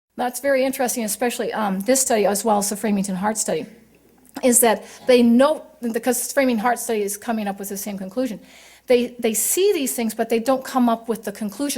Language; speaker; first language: English; native; English